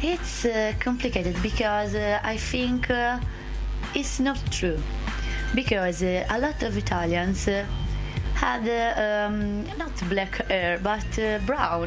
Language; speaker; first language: English; non-native, fluent; Italian